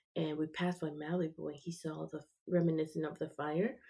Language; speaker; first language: English; early bilingual, other home language; Spanish